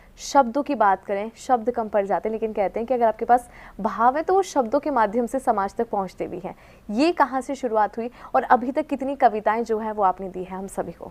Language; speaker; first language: Hindi; native; Hindi